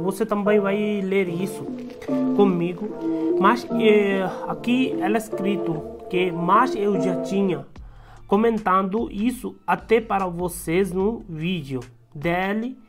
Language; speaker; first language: Portuguese; non-native, learner; Hindi